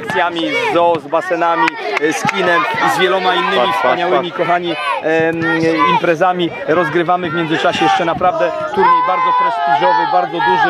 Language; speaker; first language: Polish; native; Polish